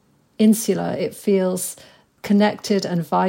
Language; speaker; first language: English; native; English